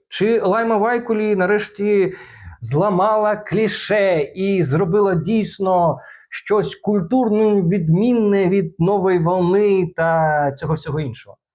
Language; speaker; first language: Ukrainian; non-native, local second language; Russian